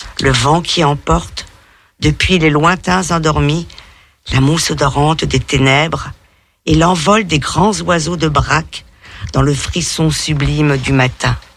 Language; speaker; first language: French; native; French